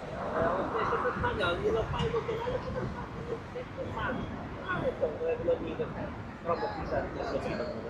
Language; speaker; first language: Portuguese; native; Portuguese